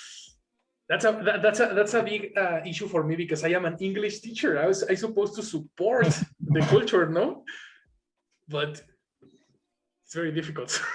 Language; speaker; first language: English; non-native, fluent; Spanish